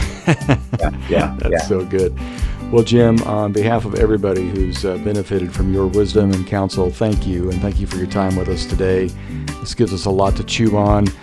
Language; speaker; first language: English; native; English